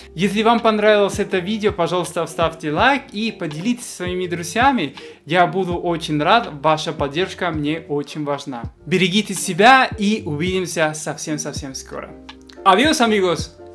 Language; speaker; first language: Russian; non-native, fluent; Spanish